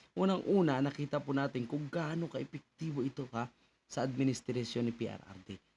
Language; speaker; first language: Filipino; native; Filipino